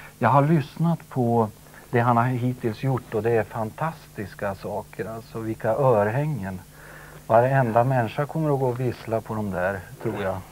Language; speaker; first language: Swedish; native; Swedish